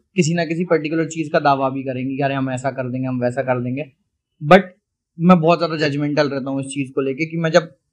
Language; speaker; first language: Hindi; native; Hindi